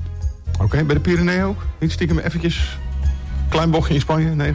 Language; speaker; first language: Dutch; native; Dutch